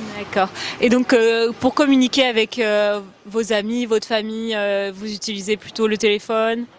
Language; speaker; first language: French; native; French